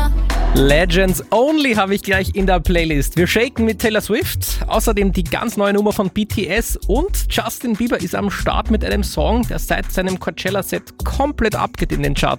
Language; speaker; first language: German; native; German